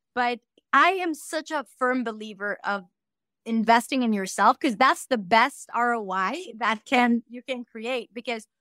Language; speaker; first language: English; non-native, fluent; Vietnamese